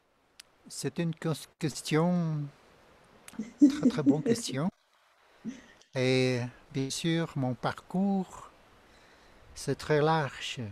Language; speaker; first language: French; non-native, fluent; Spanish